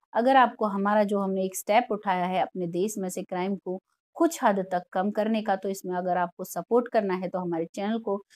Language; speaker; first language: Hindi; native; Hindi